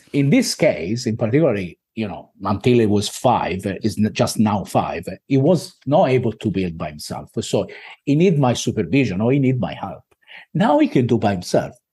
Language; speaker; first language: English; non-native, fluent; Italian